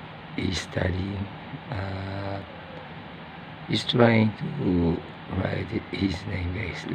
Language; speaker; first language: English; non-native, learner; Filipino